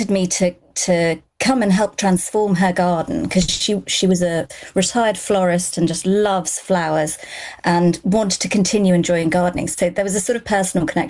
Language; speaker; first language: English; non-native, local second language; Gujarati